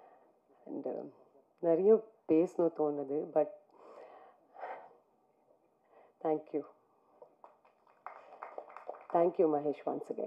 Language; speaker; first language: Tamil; non-native, fluent; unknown